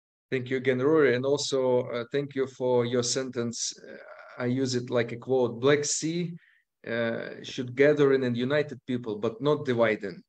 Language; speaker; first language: English; non-native, fluent; Ukrainian